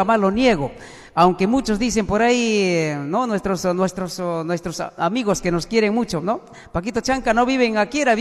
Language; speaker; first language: Spanish; native; Spanish